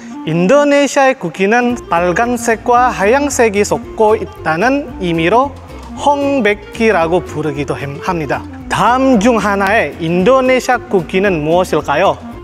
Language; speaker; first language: Korean; non-native, fluent; Indonesian